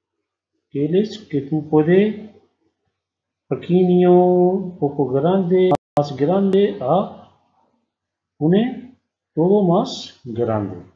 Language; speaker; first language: Spanish; non-native, learner; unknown